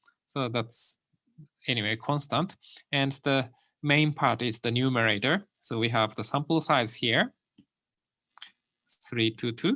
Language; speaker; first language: English; non-native, fluent; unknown